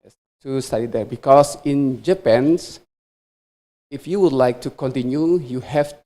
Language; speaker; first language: English; non-native, fluent; Indonesian